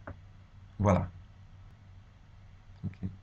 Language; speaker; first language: French; non-native, fluent; English